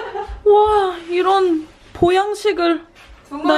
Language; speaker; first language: Korean; early bilingual, heritage; Korean